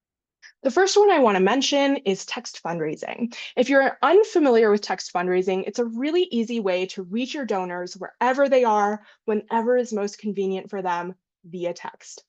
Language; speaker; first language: English; native; English